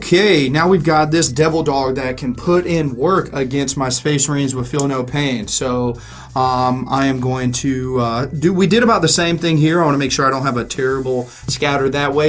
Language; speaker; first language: English; native; English